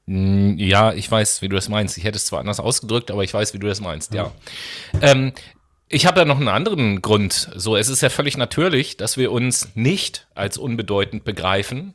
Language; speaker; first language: German; native; German